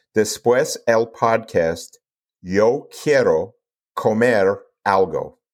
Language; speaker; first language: Spanish; non-native, learner; English